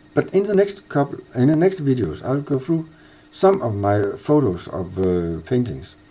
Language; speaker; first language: English; non-native, fluent; Danish